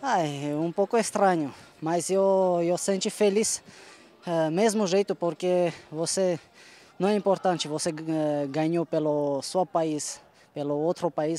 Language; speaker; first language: Portuguese; non-native, learner; Armenian